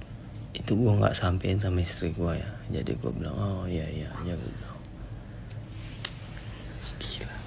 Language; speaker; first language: Indonesian; native; Indonesian